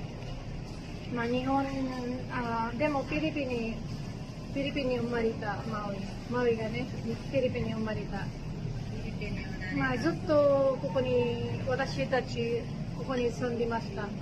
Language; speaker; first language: Japanese; non-native, learner; Filipino